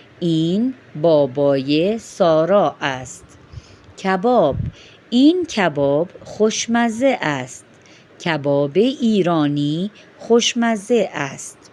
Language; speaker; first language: Persian; non-native, fluent; Urdu